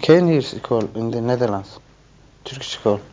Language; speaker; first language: Dutch; non-native, learner; Turkish